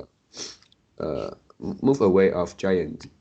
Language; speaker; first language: English; non-native, local second language; Chinese